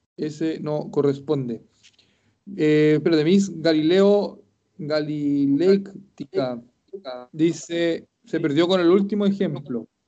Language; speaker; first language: Spanish; native; Spanish